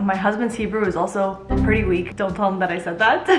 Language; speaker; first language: English; early bilingual, other home language; Hebrew